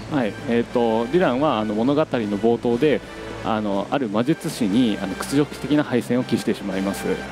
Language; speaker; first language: Japanese; native; Japanese